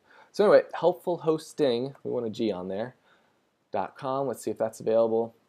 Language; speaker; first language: English; native; English